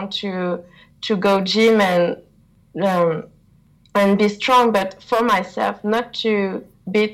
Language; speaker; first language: English; non-native, learner; French